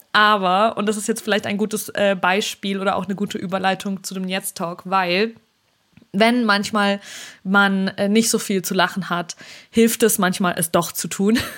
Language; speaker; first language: German; early bilingual, other home language; Russian